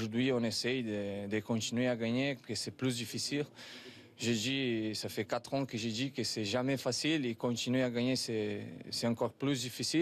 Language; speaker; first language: French; non-native, fluent; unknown